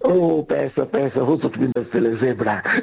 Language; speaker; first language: Hungarian; non-native, fluent; Yoruba